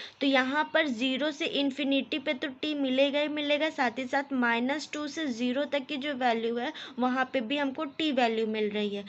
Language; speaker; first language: Hindi; native; Hindi